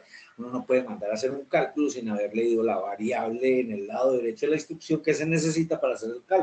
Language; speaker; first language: Spanish; native; Spanish